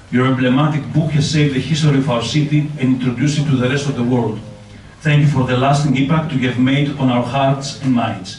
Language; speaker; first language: English; non-native, fluent; Greek